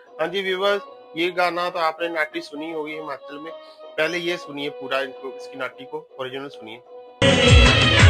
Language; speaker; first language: Hindi; non-native, local second language; Punjabi